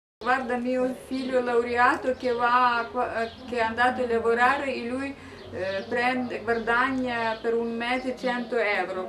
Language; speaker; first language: Italian; non-native, learner; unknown